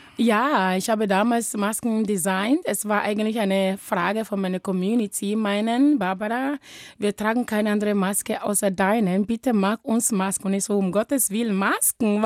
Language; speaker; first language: German; non-native, fluent; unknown